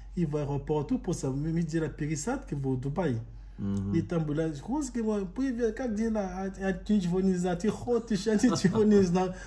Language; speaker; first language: Russian; non-native, learner; Lingala